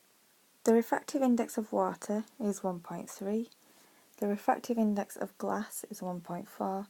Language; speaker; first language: English; native; English